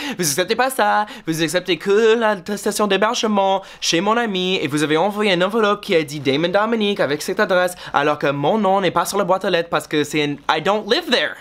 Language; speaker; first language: French; non-native, fluent; English